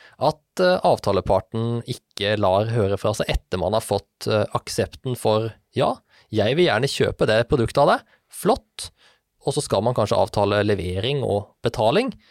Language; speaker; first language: Norwegian; native; Norwegian